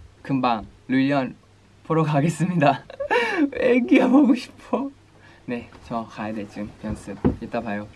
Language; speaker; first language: Korean; non-native, fluent; Thai